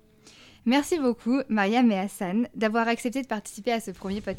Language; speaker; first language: French; native; French